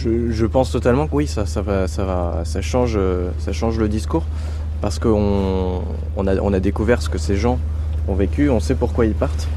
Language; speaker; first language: French; native; French